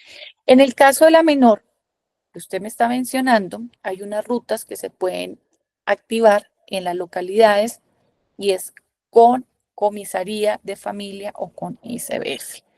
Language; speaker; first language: Spanish; native; Spanish